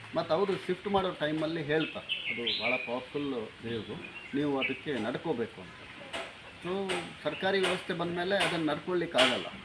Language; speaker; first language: Kannada; native; Kannada